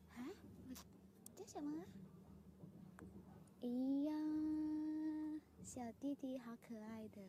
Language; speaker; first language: Chinese; non-native, fluent; Thai